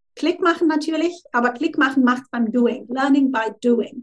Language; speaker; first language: German; native; German